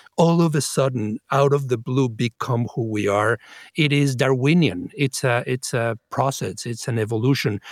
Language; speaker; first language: English; non-native, fluent; Spanish